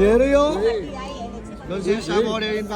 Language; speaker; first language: Spanish; non-native, fluent; Vietnamese